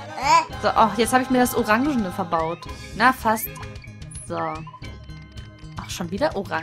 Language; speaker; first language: German; native; German